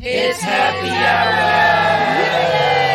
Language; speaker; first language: English; native; English